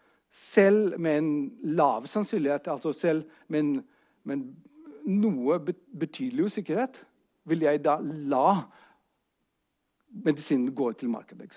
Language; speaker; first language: Norwegian; non-native, fluent; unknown